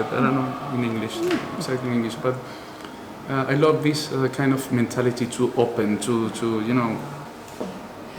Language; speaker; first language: English; non-native, learner; Spanish